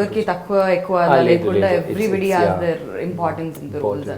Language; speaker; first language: Telugu; native; Telugu